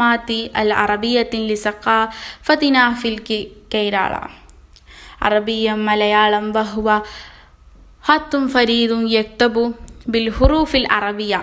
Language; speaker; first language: Arabic; non-native, learner; Malayalam